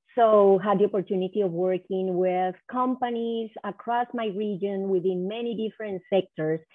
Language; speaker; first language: English; non-native, fluent; Spanish